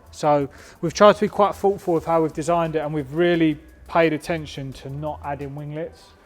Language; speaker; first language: English; native; English